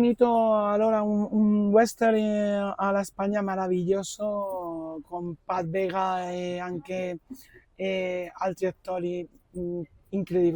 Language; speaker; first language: Italian; non-native, fluent; Spanish